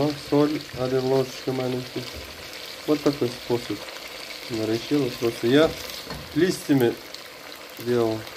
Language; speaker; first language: Russian; non-native, fluent; Uzbek